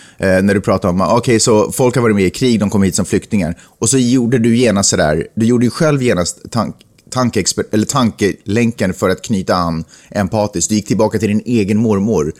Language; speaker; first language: Swedish; native; Swedish